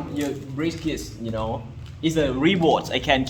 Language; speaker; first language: English; non-native, learner; Lao